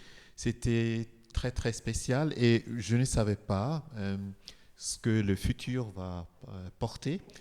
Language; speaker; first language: French; non-native, fluent; Igbo